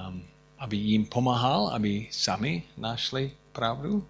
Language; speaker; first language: Czech; non-native, fluent; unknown